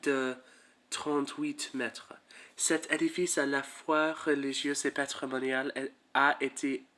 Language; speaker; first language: French; non-native, learner; English